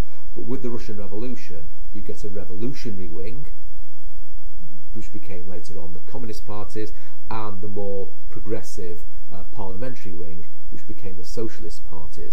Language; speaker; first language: English; native; English